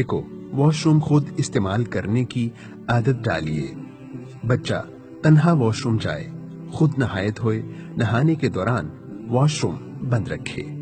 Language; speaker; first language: Urdu; native; Urdu